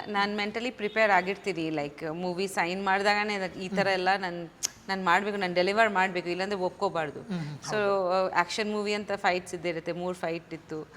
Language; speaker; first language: Kannada; non-native, fluent; Bangla